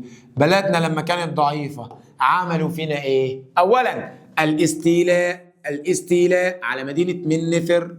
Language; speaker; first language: Arabic; native; Arabic